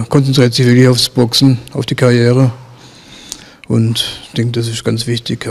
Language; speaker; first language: German; native; German